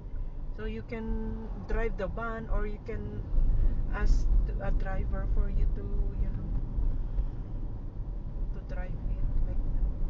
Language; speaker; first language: English; non-native, local second language; Iloko